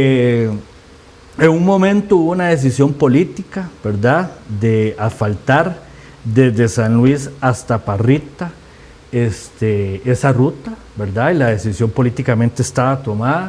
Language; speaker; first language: Spanish; native; Spanish